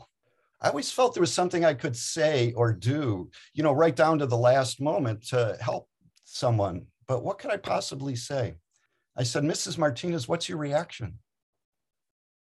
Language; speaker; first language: English; native; English